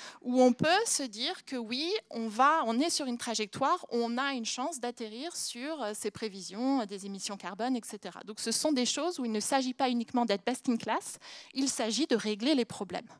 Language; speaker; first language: French; native; French